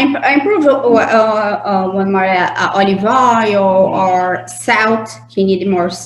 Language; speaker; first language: English; non-native, learner; Portuguese